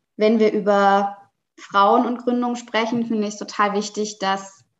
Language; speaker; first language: German; native; German